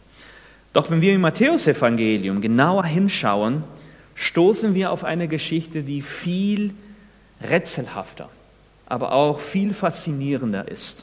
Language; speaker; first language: German; non-native, fluent; Spanish